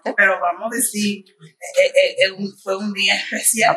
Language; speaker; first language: Spanish; early bilingual, heritage; Spanish